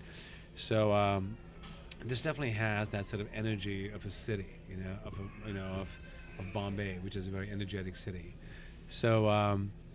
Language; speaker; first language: English; non-native, local second language; Hindi